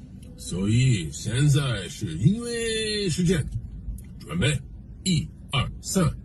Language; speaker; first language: Chinese; non-native, learner; English